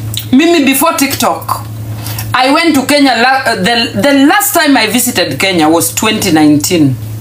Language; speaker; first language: English; non-native, local second language; Luo (Kenya and Tanzania)